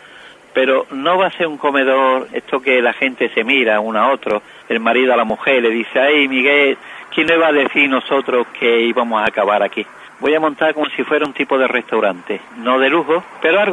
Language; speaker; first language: Spanish; native; Spanish